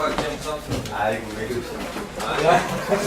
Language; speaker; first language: Korean; non-native, fluent; German